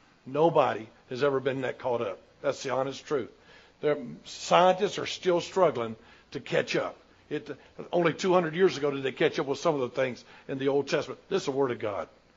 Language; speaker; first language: English; native; English